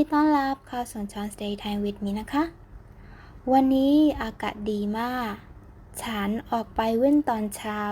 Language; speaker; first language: Thai; non-native, fluent; Burmese